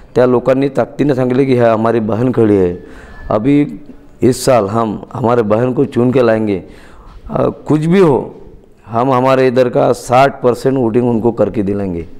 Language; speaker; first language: Hindi; non-native, local second language; Marathi